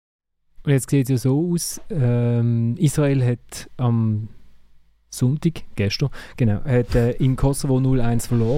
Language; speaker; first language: German; native; German